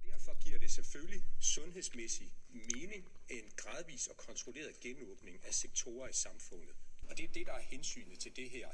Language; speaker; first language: Danish; native; Danish